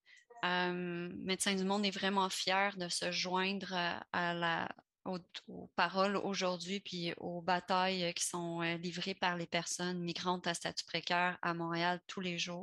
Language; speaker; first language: French; native; French